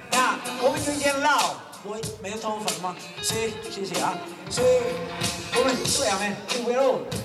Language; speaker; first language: Chinese; non-native, fluent; Spanish